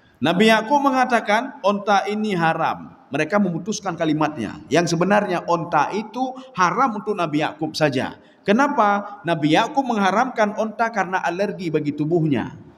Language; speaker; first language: Malay; non-native, local second language; Achinese